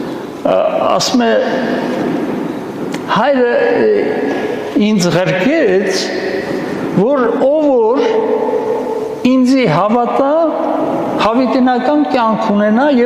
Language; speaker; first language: Armenian; native; Armenian